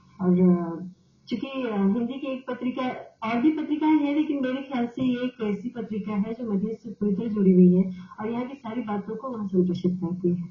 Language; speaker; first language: Hindi; native; Hindi